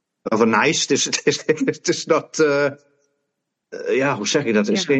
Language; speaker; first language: English; non-native, learner; Dutch